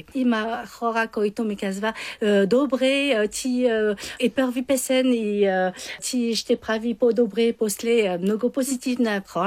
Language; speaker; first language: Bulgarian; non-native, learner; French